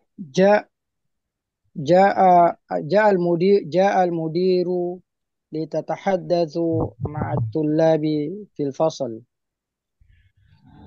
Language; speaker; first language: Arabic; non-native, learner; Indonesian